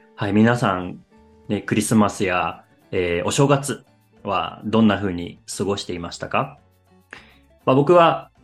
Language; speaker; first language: Japanese; native; Japanese